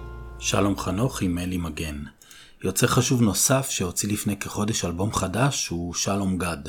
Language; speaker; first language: Hebrew; native; Hebrew